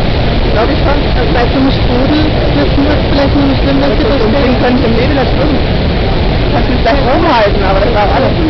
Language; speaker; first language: German; native; German